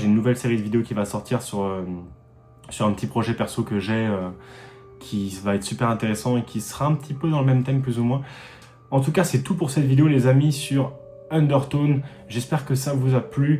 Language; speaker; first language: French; native; French